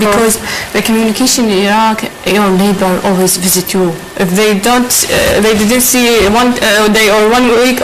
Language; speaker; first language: English; non-native, learner; Arabic